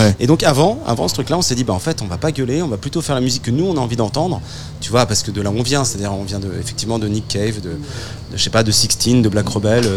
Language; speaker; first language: French; native; French